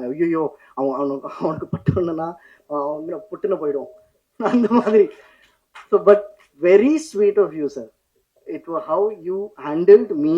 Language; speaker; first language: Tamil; non-native, fluent; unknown